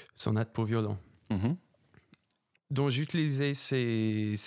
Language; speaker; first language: French; non-native, fluent; English